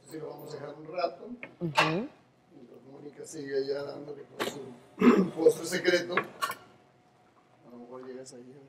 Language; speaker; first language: Spanish; native; Spanish